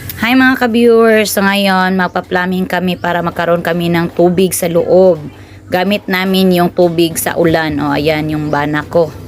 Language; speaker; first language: Filipino; non-native, local second language; Cebuano